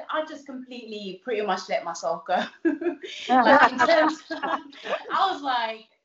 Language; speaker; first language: English; native; English